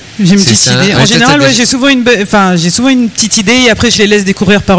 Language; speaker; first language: French; native; French